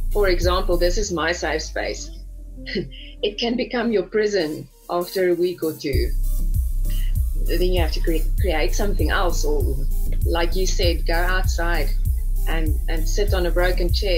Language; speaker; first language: English; non-native, local second language; Afrikaans